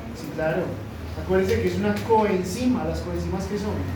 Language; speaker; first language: Spanish; native; Spanish